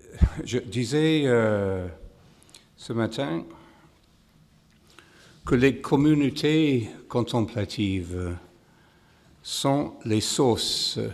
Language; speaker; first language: French; non-native, fluent; English